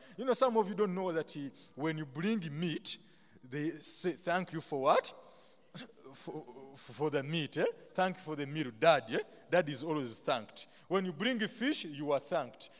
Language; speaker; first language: English; non-native, local second language; Ganda